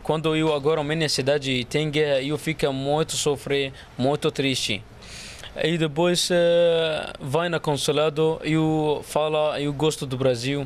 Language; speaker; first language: Portuguese; non-native, learner; Arabic